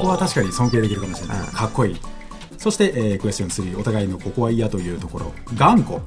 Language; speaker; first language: Japanese; native; Japanese